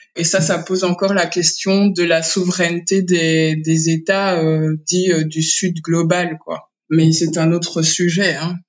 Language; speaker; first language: French; early bilingual, other home language; Kinyarwanda